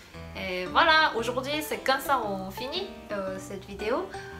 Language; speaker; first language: French; non-native, fluent; Korean